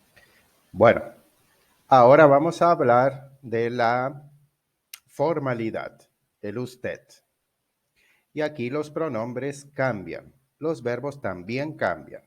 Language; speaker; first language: Spanish; non-native, fluent; Portuguese